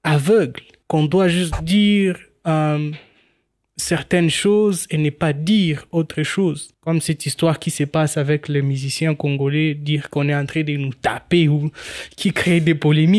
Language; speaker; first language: French; non-native, local second language; Swahili